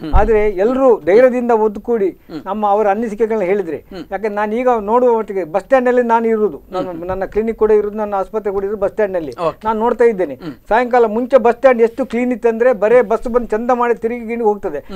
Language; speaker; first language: Kannada; native; Kannada